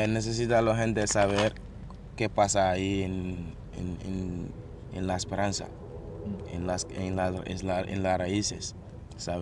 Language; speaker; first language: Spanish; non-native, learner; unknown